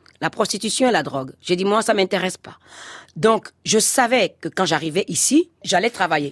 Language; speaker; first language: French; non-native, local second language; Fon